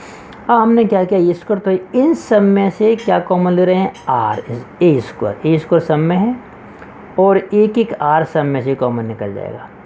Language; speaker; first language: Hindi; native; Hindi